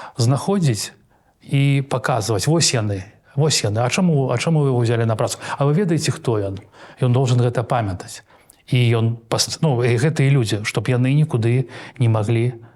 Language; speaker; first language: Belarusian; non-native, local second language; Russian